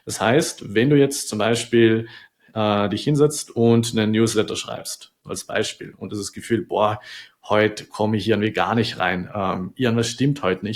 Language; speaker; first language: German; native; German